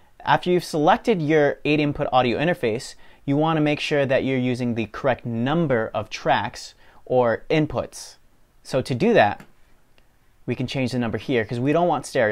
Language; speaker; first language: English; native; English